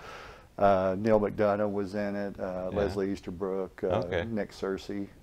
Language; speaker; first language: English; native; English